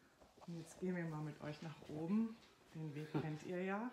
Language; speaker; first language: German; native; German